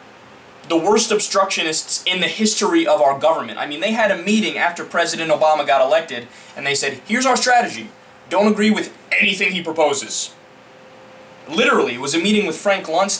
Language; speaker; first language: English; native; English